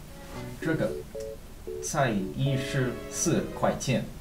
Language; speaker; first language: Chinese; non-native, learner; English